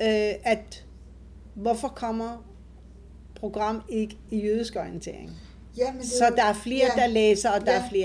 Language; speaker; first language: Danish; non-native, fluent; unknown